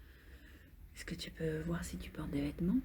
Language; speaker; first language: French; native; French